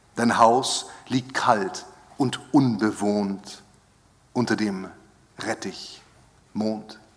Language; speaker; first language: German; native; German